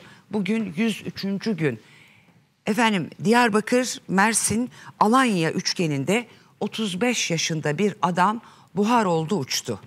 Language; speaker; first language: Turkish; native; Turkish